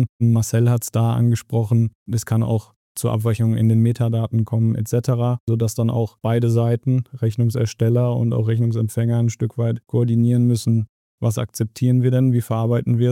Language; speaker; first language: German; native; German